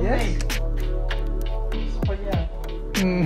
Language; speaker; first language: English; non-native, learner; German